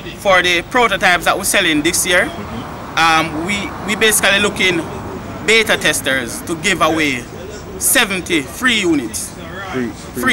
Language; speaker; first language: English; native; English